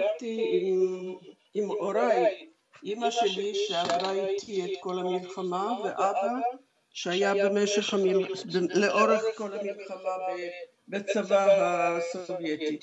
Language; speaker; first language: Hebrew; non-native, fluent; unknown